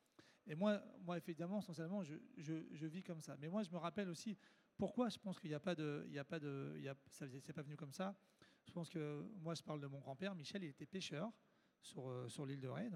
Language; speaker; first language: French; native; French